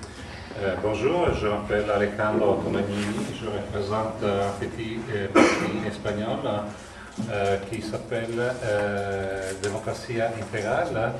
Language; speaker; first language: French; non-native, fluent; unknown